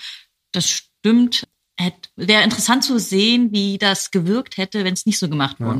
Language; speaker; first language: German; native; German